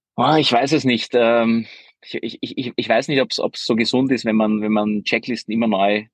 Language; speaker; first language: German; early bilingual, other home language; Hungarian